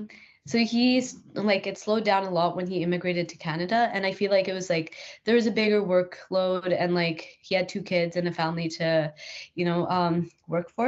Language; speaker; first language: English; native; English